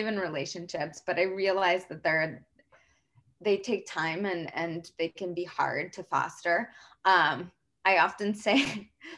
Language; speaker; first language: English; native; English